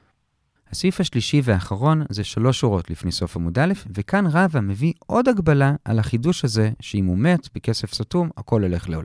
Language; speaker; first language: Hebrew; native; Hebrew